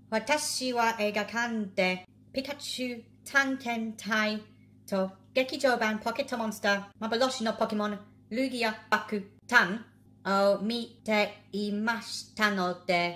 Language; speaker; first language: Japanese; non-native, learner; English